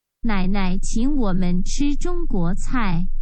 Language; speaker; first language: Chinese; non-native, fluent; Thai